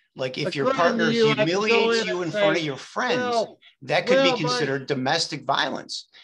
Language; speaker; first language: English; native; English